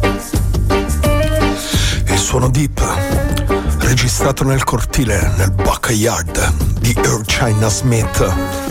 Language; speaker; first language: Italian; native; Italian